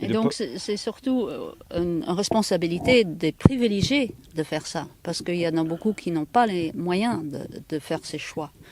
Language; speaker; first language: French; non-native, fluent; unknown